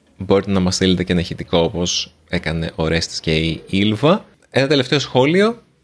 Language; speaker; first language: Greek; native; Greek